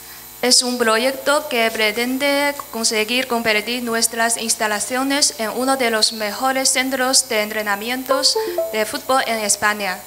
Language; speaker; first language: Spanish; non-native, fluent; Chinese